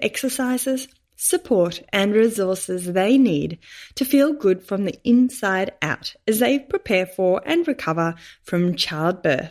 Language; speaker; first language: English; native; English